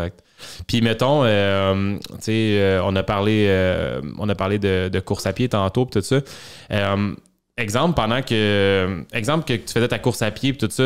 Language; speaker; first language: French; native; French